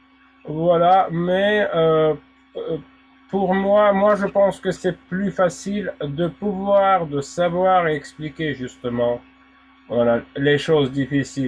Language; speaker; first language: French; non-native, fluent; Russian